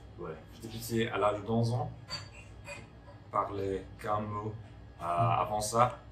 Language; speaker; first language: French; non-native, fluent; English